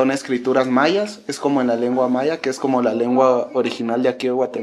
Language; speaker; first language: Spanish; native; Spanish